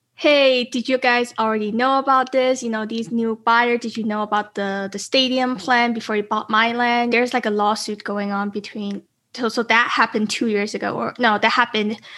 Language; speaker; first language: English; native; English